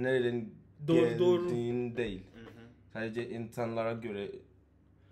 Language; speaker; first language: Turkish; non-native, learner; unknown